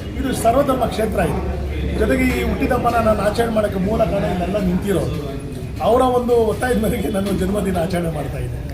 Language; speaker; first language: Kannada; non-native, local second language; Tamil